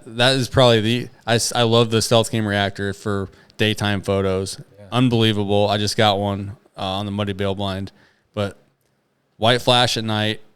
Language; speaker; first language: English; native; English